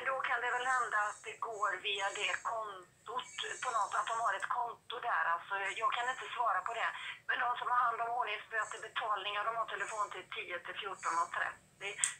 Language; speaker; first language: Swedish; native; Swedish